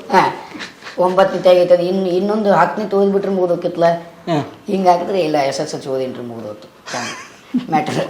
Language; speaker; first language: Kannada; native; Kannada